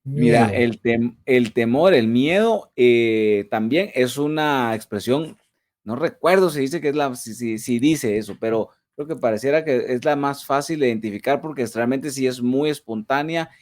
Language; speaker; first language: Spanish; native; Spanish